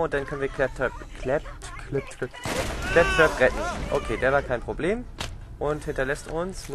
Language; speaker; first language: German; native; German